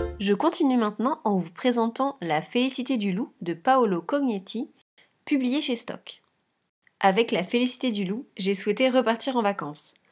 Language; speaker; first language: French; native; French